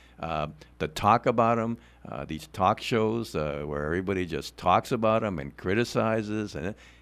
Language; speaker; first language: English; non-native, local second language; Spanish